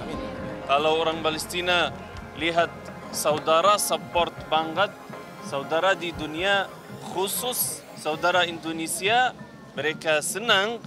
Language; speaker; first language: Indonesian; non-native, learner; Arabic